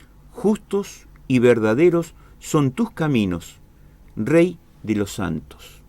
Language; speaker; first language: Spanish; native; Spanish